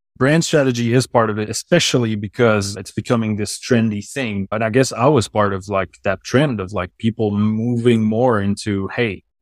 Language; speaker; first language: English; non-native, fluent; German